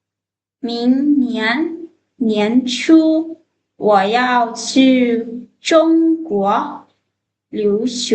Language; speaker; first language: Chinese; non-native, fluent; Lao